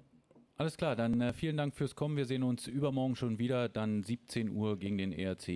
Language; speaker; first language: German; native; German